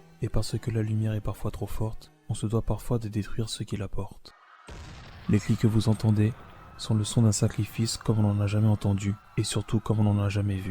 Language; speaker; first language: French; native; French